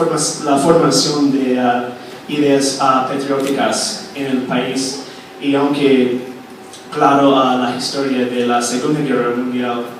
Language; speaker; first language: Spanish; non-native, fluent; English